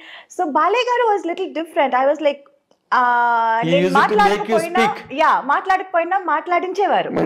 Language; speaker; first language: Telugu; non-native, local second language; Tamil